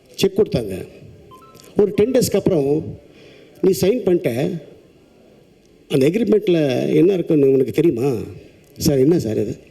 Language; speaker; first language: Tamil; non-native, local second language; Telugu